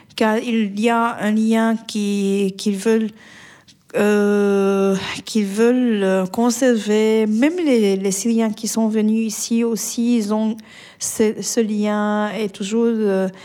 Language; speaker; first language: French; non-native, fluent; Arabic